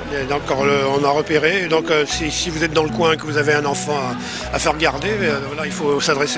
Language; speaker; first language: French; native; French